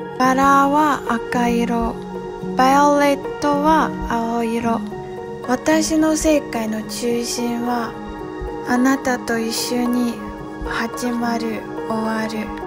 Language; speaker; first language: Japanese; non-native, learner; Chinese